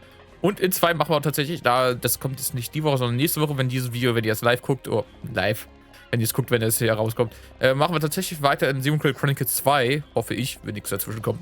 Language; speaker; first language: German; native; German